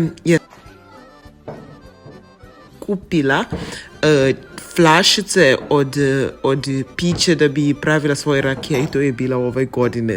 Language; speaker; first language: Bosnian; non-native, learner; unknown